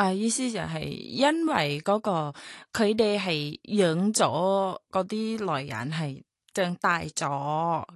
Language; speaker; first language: Cantonese; non-native, learner; Thai